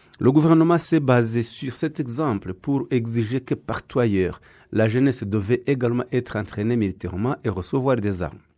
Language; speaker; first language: French; non-native, local second language; Kinyarwanda